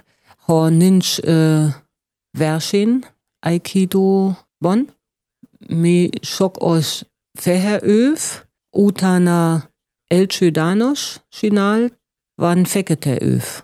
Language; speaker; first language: Hungarian; non-native, learner; German